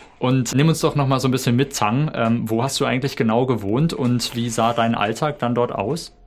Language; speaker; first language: German; native; German